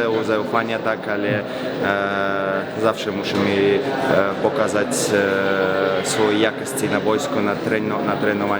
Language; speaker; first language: Polish; non-native, learner; Belarusian